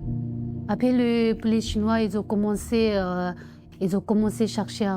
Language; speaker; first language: French; non-native, learner; Tibetan